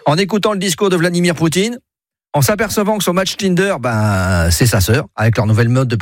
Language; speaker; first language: French; native; French